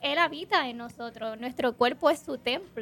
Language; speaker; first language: Spanish; native; Spanish